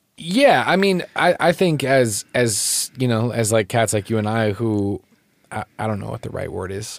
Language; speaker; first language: English; native; English